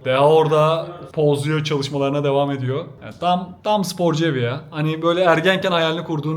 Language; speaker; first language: Turkish; native; Turkish